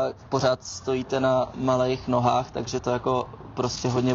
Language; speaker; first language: Czech; native; Czech